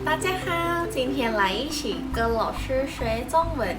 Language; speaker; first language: Chinese; non-native, fluent; Thai